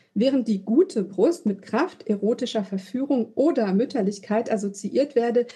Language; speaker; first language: German; native; German